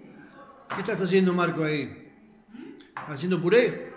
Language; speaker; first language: Spanish; native; Spanish